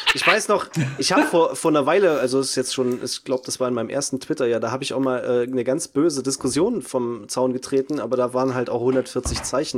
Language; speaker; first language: German; native; German